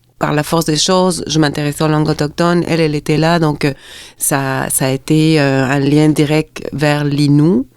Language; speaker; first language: French; non-native, fluent; Spanish